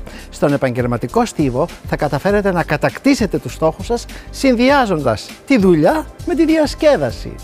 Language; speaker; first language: Greek; native; Greek